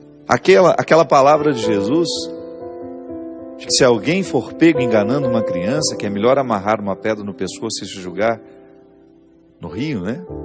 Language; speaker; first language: Portuguese; native; Portuguese